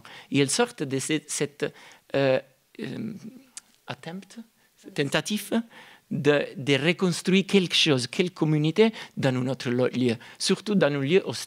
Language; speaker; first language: French; non-native, learner; Italian